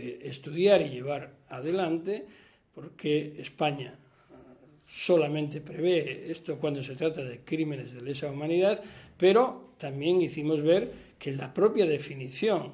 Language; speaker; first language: Spanish; native; Spanish